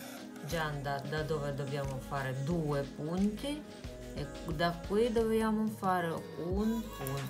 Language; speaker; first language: Italian; non-native, fluent; Russian